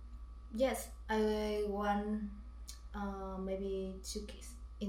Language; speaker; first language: English; non-native, learner; Vietnamese